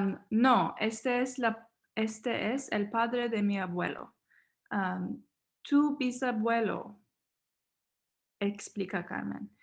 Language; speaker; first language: Spanish; non-native, learner; English